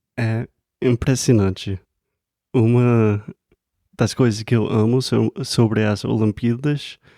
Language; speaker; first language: Portuguese; non-native, fluent; English